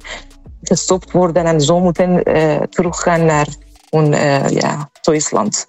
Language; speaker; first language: Dutch; non-native, learner; Persian